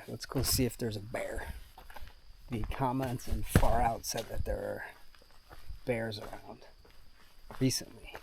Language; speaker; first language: English; native; English